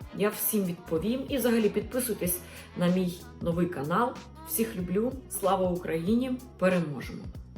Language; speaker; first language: Ukrainian; non-native, local second language; Russian